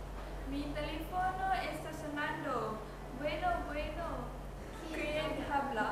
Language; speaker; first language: Spanish; non-native, learner; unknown